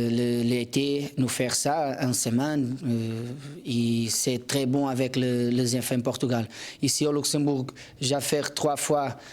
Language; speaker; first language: French; non-native, learner; Portuguese